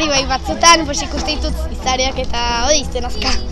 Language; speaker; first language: Basque; non-native, local second language; Spanish